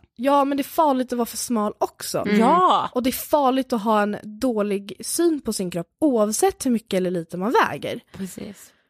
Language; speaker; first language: Swedish; native; Swedish